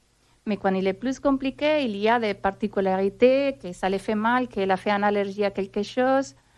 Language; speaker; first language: French; non-native, fluent; Spanish